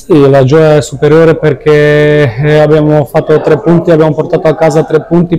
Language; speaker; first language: Italian; non-native, fluent; Macedonian